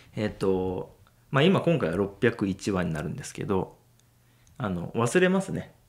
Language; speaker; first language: Japanese; native; Japanese